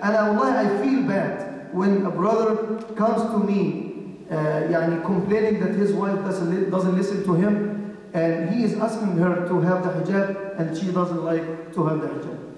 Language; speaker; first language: English; non-native, fluent; Arabic